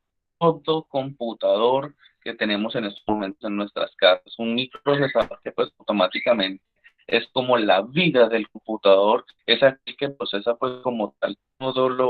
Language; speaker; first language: Spanish; native; Spanish